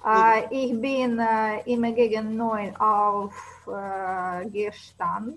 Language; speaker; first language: German; non-native, learner; Russian